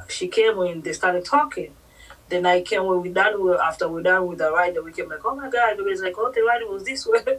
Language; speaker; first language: English; non-native, local second language; Swahili